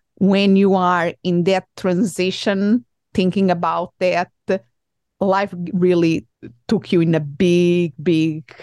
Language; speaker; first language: English; non-native, fluent; Portuguese